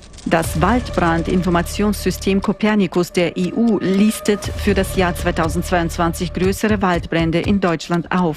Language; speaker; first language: German; native; German